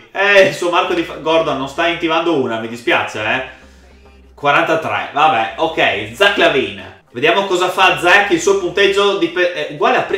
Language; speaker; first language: Italian; native; Italian